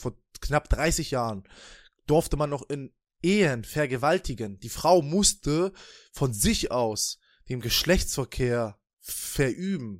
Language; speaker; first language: German; native; German